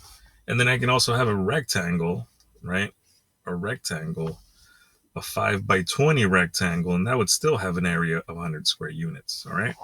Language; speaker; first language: English; native; English